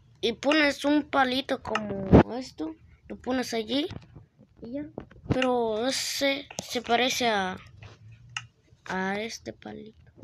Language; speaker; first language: Spanish; early bilingual, heritage; Spanish